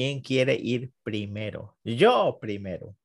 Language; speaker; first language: Spanish; non-native, fluent; English